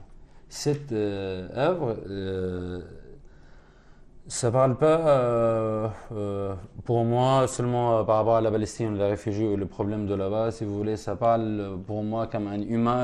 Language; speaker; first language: French; non-native, fluent; Arabic